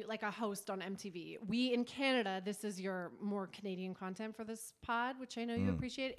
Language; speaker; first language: English; native; English